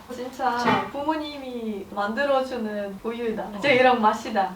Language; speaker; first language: Korean; non-native, learner; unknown